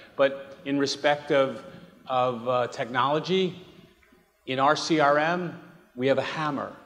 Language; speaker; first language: English; native; English